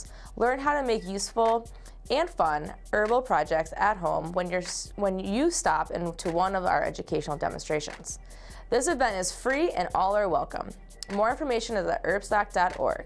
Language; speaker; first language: English; native; English